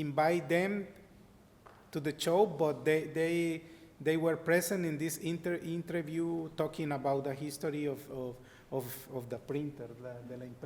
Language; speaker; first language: English; non-native, learner; Spanish